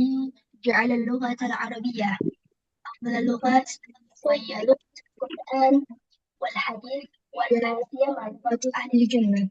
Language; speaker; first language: Arabic; non-native, learner; Indonesian